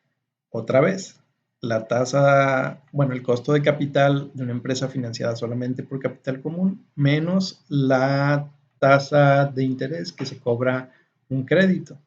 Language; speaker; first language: Spanish; native; Spanish